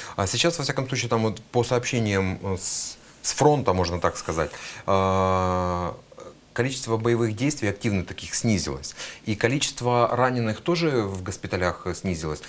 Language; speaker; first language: Russian; native; Russian